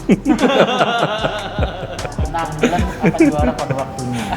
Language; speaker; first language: Indonesian; native; Indonesian